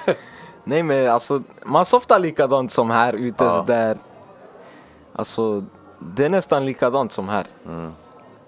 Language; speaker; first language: Swedish; early bilingual, other home language; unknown